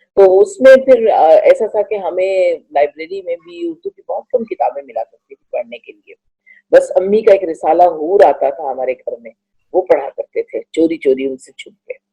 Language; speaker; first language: Urdu; non-native, local second language; Punjabi